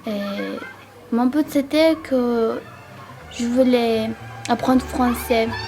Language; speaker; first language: French; non-native, learner; Georgian